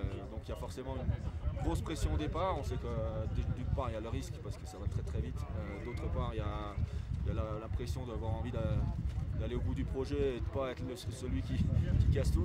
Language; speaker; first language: French; native; French